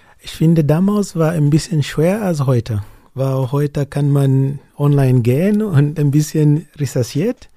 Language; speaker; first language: German; non-native, learner; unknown